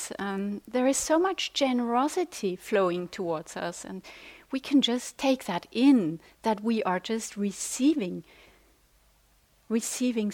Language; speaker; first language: English; non-native, fluent; Swiss German